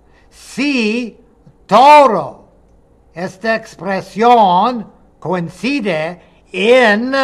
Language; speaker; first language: Spanish; non-native, fluent; English